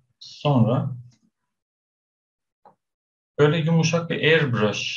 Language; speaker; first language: Turkish; non-native, fluent; Persian